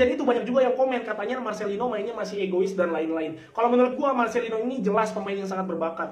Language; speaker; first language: Indonesian; native; Indonesian